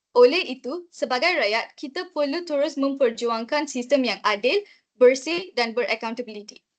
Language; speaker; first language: Malay; non-native, local second language; Tamil